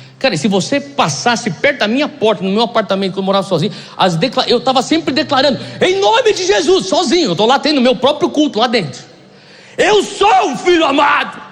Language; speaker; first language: Portuguese; native; Portuguese